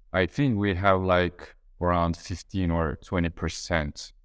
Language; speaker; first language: English; non-native, fluent; Turkish